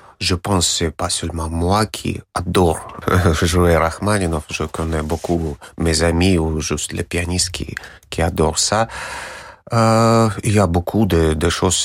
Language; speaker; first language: French; non-native, learner; Russian